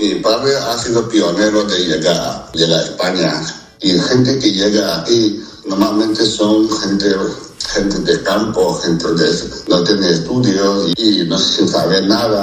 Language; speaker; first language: Spanish; non-native, learner; Chinese